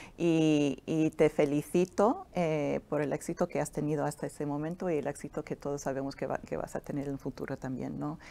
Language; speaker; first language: Spanish; non-native, fluent; English